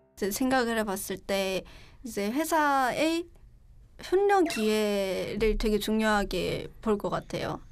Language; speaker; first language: Korean; non-native, fluent; Chinese